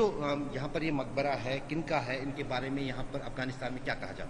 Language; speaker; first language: Hindi; native; Hindi